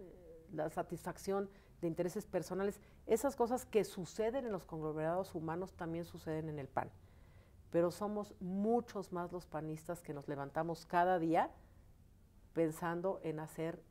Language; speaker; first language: Spanish; native; Spanish